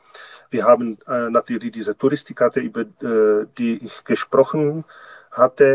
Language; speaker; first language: German; non-native, learner; Czech